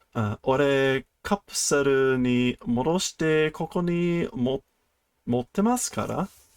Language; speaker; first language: Japanese; non-native, learner; English